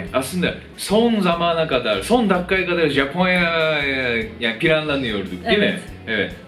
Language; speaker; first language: Turkish; non-native, fluent; Japanese